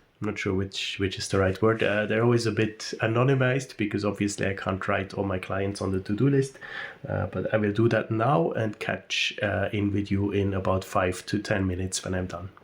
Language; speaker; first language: English; non-native, fluent; German